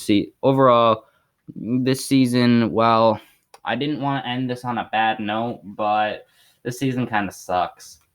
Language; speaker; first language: English; native; English